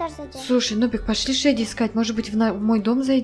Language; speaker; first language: Russian; native; Russian